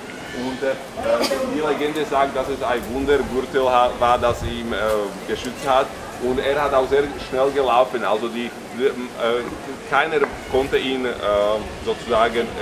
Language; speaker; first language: German; non-native, learner; Slovak